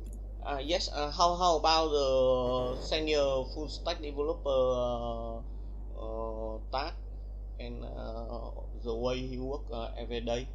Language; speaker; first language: English; non-native, learner; Vietnamese